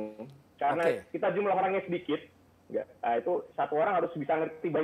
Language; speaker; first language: Indonesian; native; Indonesian